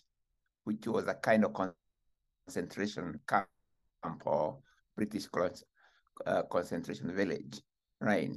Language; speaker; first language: English; non-native, local second language; Kikuyu